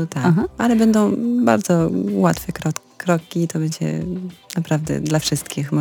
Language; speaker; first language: Polish; non-native, fluent; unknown